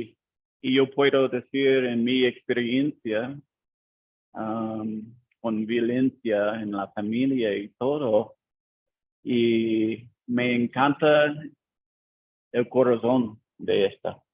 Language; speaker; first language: Spanish; non-native, learner; English